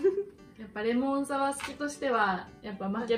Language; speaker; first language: Japanese; native; Japanese